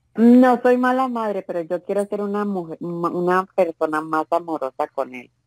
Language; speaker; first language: Spanish; native; Spanish